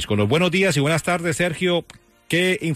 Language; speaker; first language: Spanish; native; Spanish